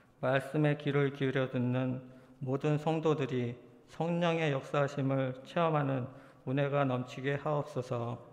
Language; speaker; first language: Korean; native; Korean